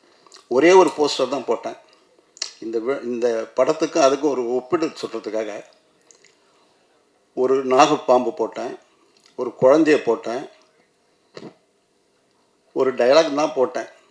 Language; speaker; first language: Tamil; native; Tamil